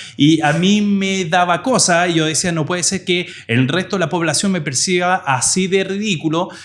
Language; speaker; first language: Spanish; non-native, fluent; French